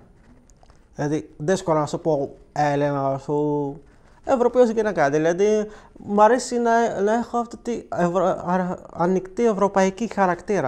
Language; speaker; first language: Greek; non-native, learner; Arabic